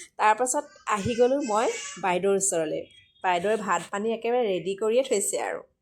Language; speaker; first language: Assamese; non-native, local second language; Manipuri